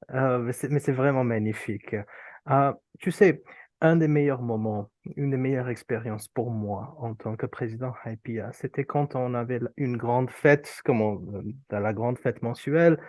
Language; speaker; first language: French; non-native, fluent; Urdu